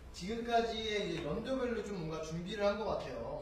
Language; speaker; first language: Korean; native; Korean